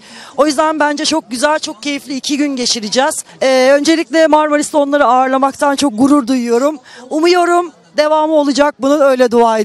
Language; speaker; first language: Turkish; native; Turkish